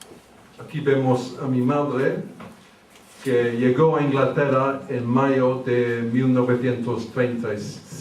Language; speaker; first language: Spanish; early bilingual, heritage; English